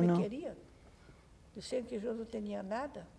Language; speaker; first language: Spanish; non-native, fluent; Portuguese